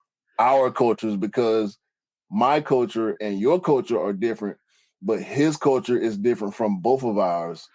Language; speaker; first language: English; native; English